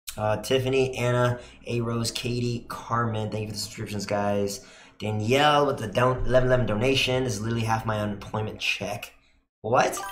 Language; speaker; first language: English; native; English